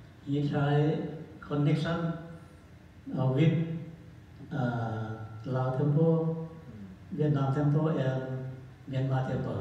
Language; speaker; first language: English; non-native, learner; Thai